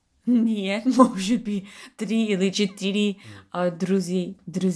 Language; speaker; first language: Russian; non-native, learner; English